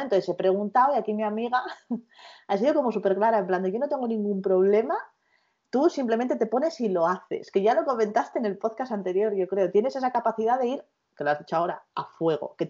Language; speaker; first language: Spanish; native; Spanish